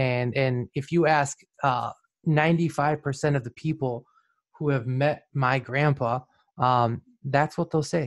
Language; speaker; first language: English; native; English